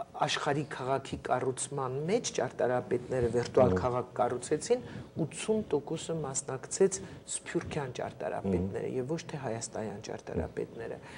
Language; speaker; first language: Armenian; native; Armenian